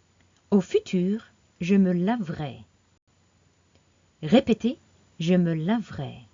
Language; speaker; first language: French; non-native, fluent; English